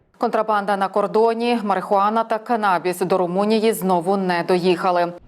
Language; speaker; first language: Ukrainian; native; Ukrainian